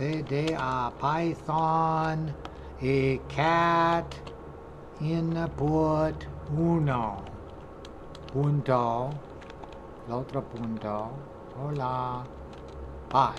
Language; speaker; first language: Spanish; non-native, fluent; English